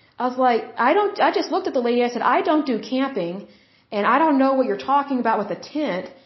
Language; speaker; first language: English; native; English